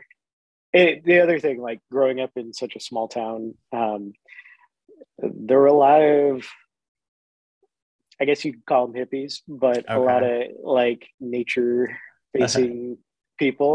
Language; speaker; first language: English; native; English